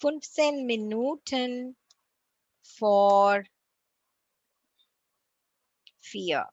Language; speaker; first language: German; non-native, learner; Tamil